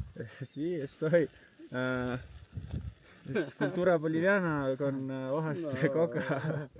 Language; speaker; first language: Spanish; non-native, learner; Estonian